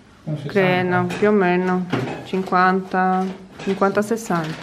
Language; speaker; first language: Italian; non-native, learner; Portuguese